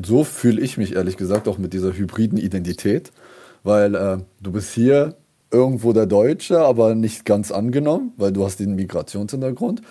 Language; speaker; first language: German; early bilingual, other home language; Kurdish